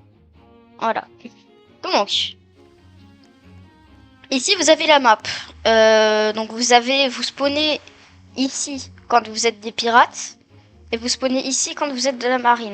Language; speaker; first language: French; native; French